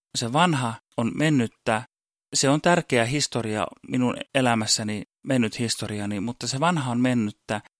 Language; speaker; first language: Finnish; early bilingual, heritage; Finnish